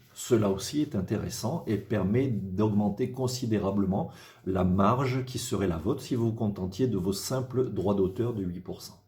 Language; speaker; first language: French; native; French